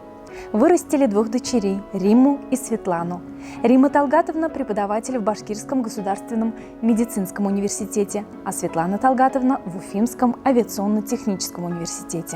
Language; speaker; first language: Russian; native; Russian